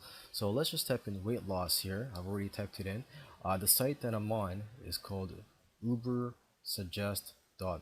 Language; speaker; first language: English; native; English